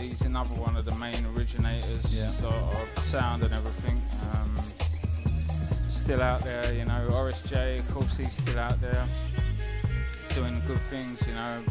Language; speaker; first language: English; native; English